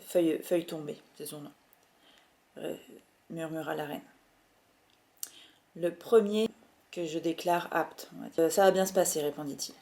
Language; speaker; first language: French; native; French